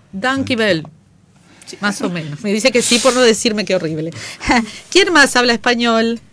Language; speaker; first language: Spanish; native; Spanish